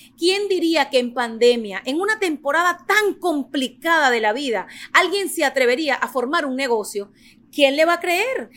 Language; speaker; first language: Spanish; native; Spanish